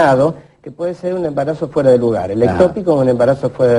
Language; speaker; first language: Spanish; native; Spanish